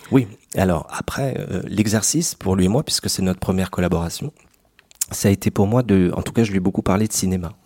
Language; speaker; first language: French; native; French